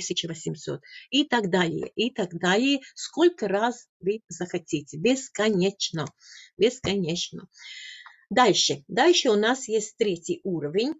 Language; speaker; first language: Russian; non-native, fluent; Latvian